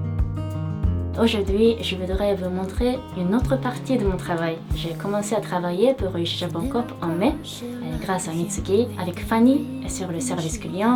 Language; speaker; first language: French; non-native, fluent; Japanese